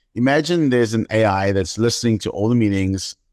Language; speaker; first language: English; native; English